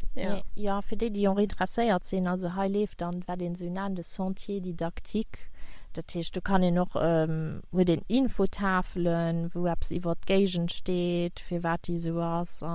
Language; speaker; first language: Luxembourgish; early bilingual, heritage; Luxembourgish